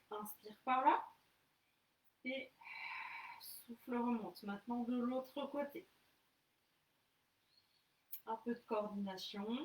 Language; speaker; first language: French; native; French